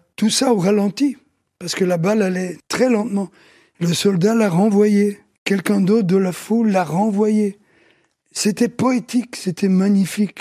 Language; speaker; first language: French; early bilingual, other home language; Italian